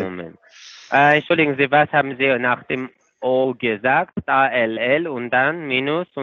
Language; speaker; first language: German; non-native, fluent; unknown